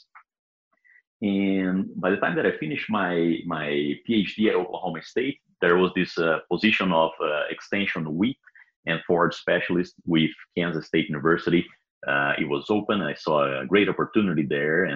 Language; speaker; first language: English; non-native, fluent; Portuguese